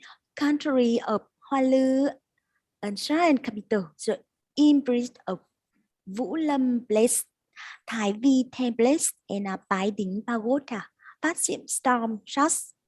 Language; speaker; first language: English; non-native, learner; Vietnamese